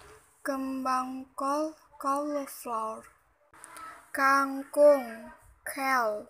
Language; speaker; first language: Indonesian; native; Indonesian